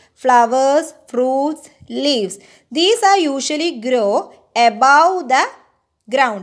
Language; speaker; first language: English; non-native, local second language; Malayalam